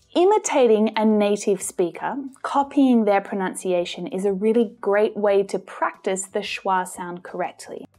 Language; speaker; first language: English; native; English